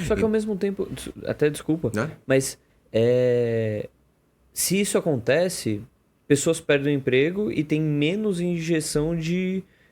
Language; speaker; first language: Portuguese; native; Portuguese